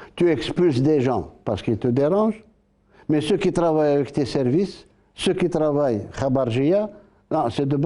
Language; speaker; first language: French; non-native, local second language; Arabic